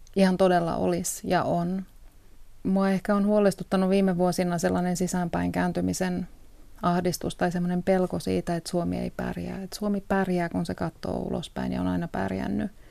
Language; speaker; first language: Finnish; early bilingual, heritage; Finnish